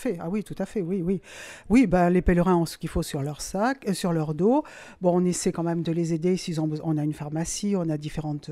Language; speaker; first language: French; native; French